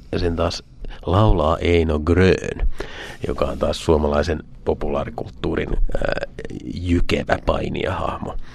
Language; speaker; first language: Finnish; native; Finnish